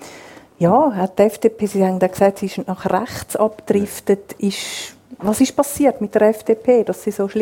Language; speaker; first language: German; native; German